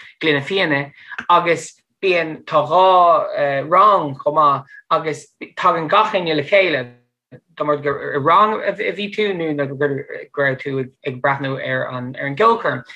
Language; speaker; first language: Irish; non-native, fluent; English